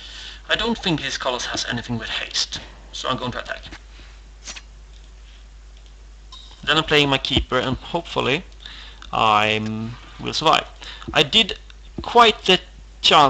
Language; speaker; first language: English; non-native, fluent; Swedish